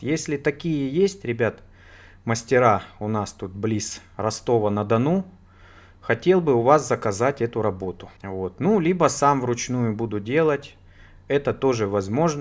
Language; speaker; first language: Russian; native; Russian